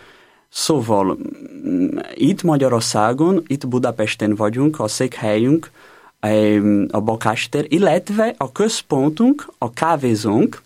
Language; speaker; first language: Hungarian; non-native, learner; Portuguese